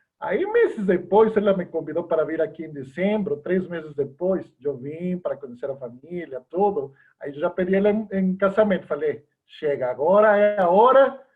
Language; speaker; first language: Portuguese; non-native, fluent; Spanish